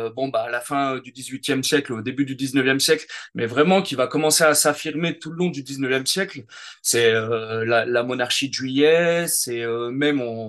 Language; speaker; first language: French; native; French